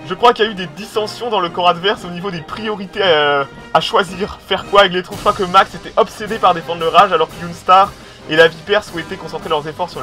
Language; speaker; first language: French; native; French